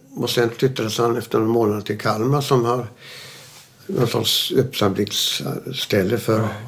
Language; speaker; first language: Swedish; early bilingual, other home language; German